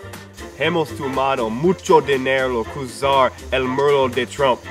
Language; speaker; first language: Spanish; non-native, learner; English